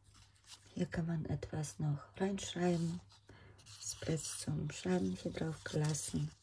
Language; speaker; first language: German; non-native, fluent; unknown